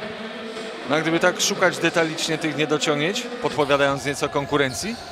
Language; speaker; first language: Polish; native; Polish